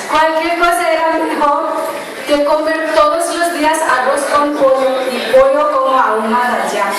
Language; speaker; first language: Spanish; non-native, learner; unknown